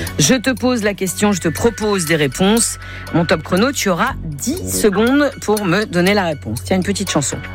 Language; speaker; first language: French; native; French